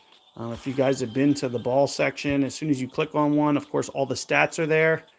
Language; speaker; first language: English; native; English